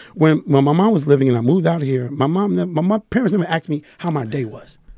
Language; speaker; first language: English; native; English